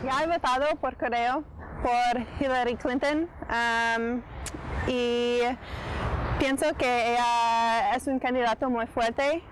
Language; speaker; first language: Spanish; non-native, fluent; English